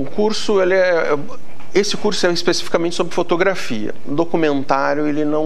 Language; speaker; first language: Portuguese; native; Portuguese